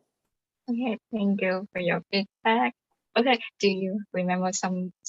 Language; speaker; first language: English; non-native, fluent; Vietnamese